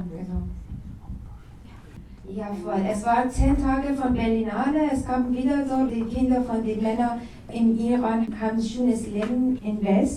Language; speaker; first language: German; non-native, learner; Persian